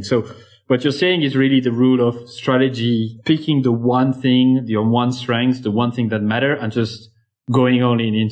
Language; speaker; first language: English; non-native, fluent; French